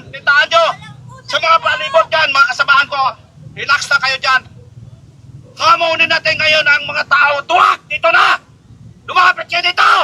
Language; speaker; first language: Filipino; non-native, local second language; Cebuano